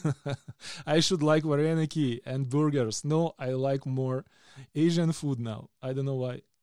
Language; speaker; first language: English; non-native, fluent; Ukrainian